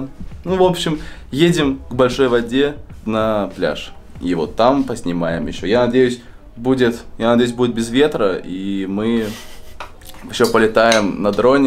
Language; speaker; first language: Russian; native; Russian